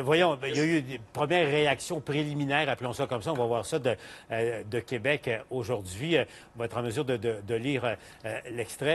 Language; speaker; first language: French; native; French